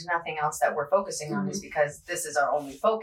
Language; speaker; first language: English; early bilingual, other home language; Spanish